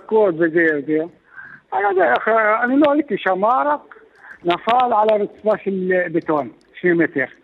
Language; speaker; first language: Hebrew; non-native, local second language; Arabic